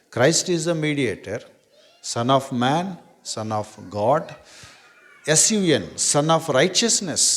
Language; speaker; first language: English; non-native, local second language; Telugu